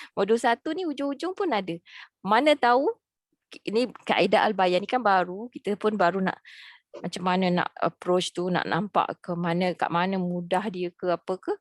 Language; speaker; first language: Malay; native; Malay